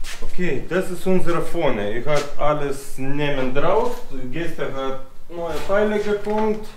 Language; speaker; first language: German; non-native, learner; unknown